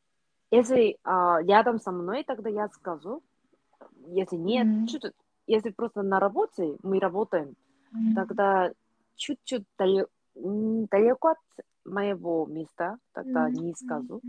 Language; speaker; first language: Russian; non-native, learner; Korean